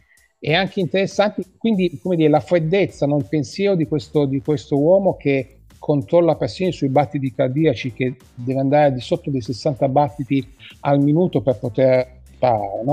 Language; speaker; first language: Italian; native; Italian